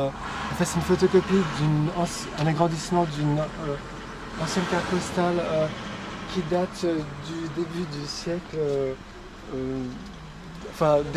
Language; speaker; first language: French; native; French